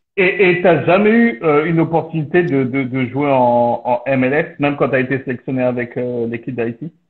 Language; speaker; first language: French; native; French